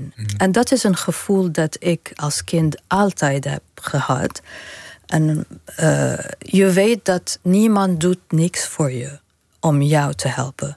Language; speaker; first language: Dutch; non-native, learner; Arabic